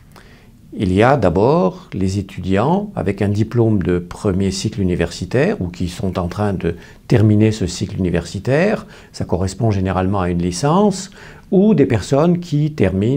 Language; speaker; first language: French; native; French